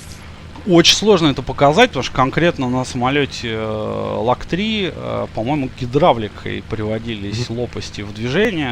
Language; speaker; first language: Russian; native; Russian